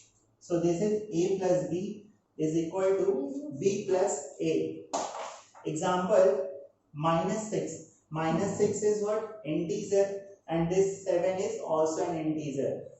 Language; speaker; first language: English; non-native, local second language; Hindi